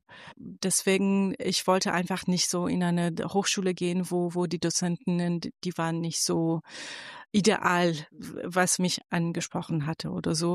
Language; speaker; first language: German; non-native, fluent; Persian